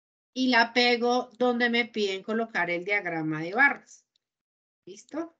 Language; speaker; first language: Spanish; native; Spanish